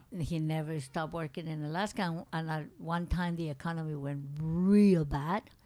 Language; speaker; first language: English; non-native, fluent; Spanish